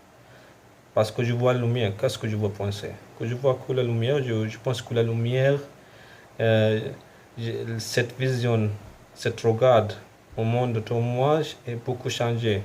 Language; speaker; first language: French; non-native, local second language; Arabic